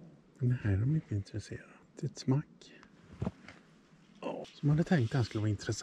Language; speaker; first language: Swedish; native; Swedish